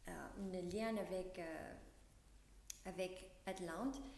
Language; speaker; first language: French; non-native, learner; English